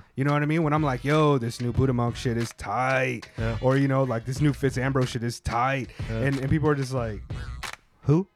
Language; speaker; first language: English; native; English